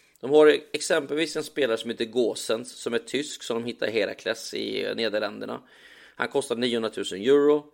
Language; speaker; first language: Swedish; native; Swedish